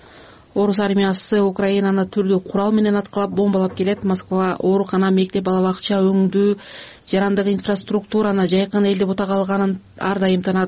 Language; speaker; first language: Kyrgyz; native; Kyrgyz